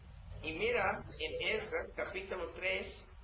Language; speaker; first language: Spanish; non-native, learner; English